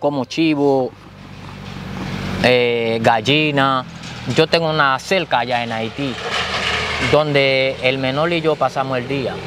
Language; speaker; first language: Spanish; early bilingual, other home language; Haitian Creole